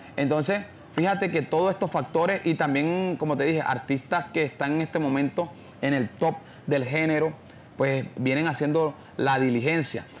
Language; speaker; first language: Spanish; native; Spanish